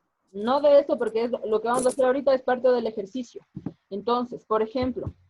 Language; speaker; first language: Spanish; native; Spanish